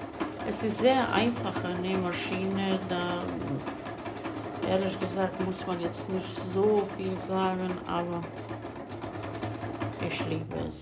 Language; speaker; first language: German; non-native, fluent; Croatian